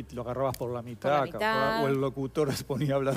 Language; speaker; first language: Spanish; native; Spanish